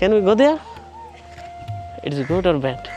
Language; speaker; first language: English; non-native, learner; Bangla